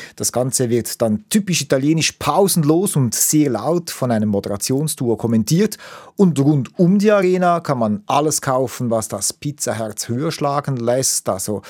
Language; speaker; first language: German; native; German